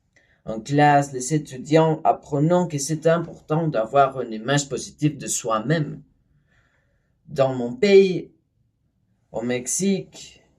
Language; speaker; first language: French; non-native, learner; Spanish